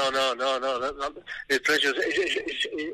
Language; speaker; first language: Spanish; non-native, learner; English